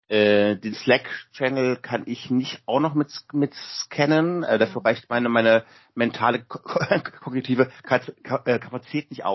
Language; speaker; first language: German; native; German